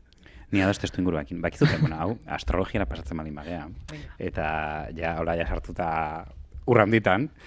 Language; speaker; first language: Basque; native; Basque